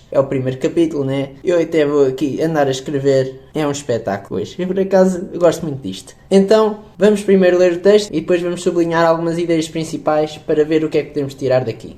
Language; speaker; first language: Portuguese; native; Portuguese